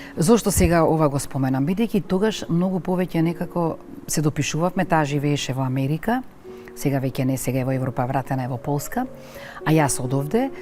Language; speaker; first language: Macedonian; native; Macedonian